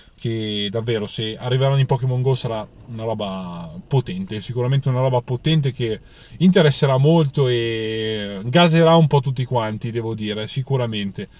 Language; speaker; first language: Italian; native; Italian